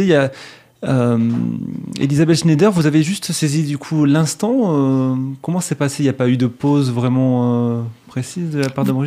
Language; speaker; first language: French; native; French